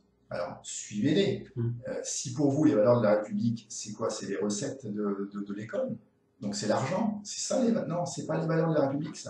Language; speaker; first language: French; native; French